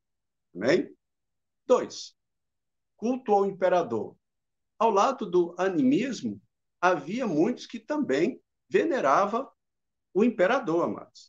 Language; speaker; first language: Portuguese; native; Portuguese